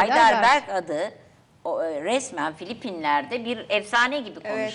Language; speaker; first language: Turkish; native; Turkish